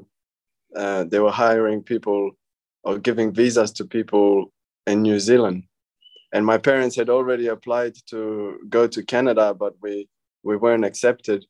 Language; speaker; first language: English; early bilingual, other home language; Romanian